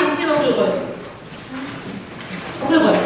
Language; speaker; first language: Kazakh; native; Kazakh